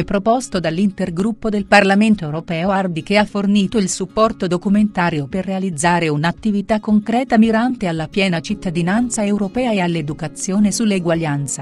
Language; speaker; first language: Italian; native; Italian